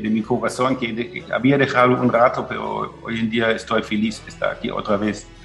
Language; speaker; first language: Spanish; non-native, fluent; German